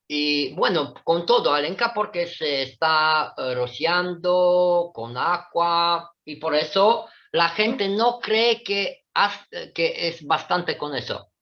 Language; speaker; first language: Spanish; non-native, fluent; Italian